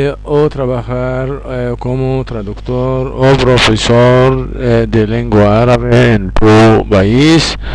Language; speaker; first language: Spanish; non-native, fluent; Arabic